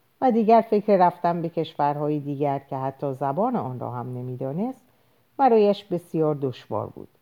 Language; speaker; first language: Persian; native; Persian